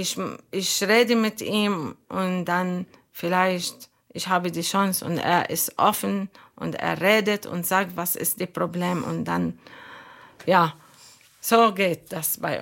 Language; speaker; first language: German; non-native, learner; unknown